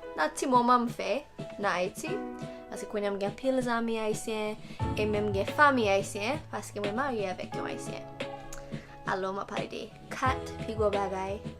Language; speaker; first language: Haitian Creole; non-native, fluent; English